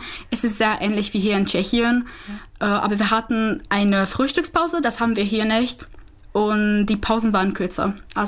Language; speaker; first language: German; non-native, fluent; Czech